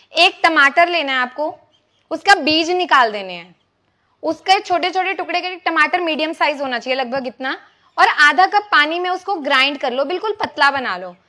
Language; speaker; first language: Hindi; native; Hindi